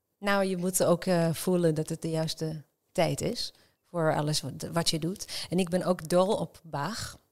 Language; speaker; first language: Dutch; non-native, fluent; Hebrew